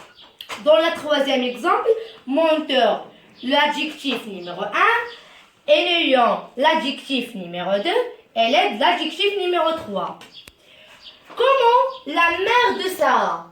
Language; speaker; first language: French; non-native, learner; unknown